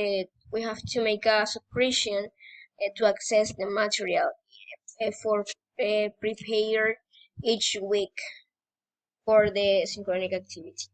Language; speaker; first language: English; non-native, learner; Spanish